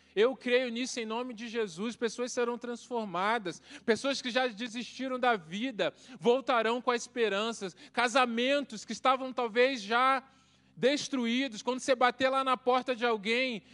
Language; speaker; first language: Portuguese; native; Portuguese